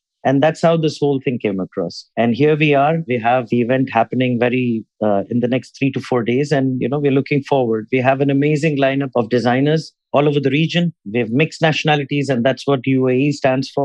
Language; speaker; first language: English; non-native, local second language; Urdu